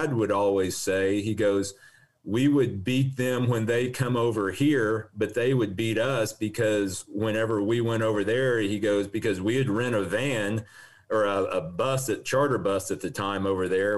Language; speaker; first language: English; native; English